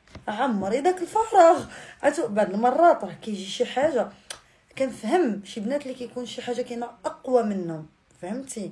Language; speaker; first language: Arabic; native; Arabic